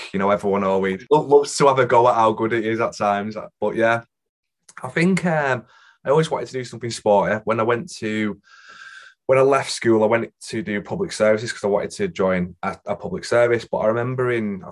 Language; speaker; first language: English; native; English